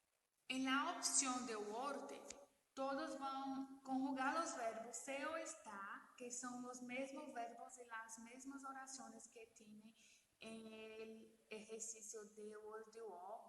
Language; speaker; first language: Spanish; non-native, learner; Portuguese